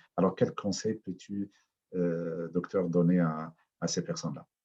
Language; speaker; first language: French; non-native, local second language; Arabic